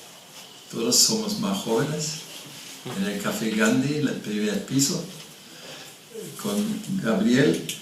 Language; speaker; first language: Spanish; non-native, fluent; German